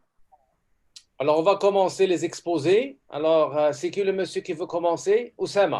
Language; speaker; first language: French; non-native, local second language; Arabic